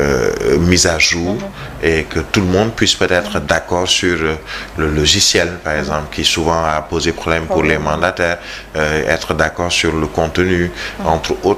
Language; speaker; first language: French; non-native, local second language; Wolof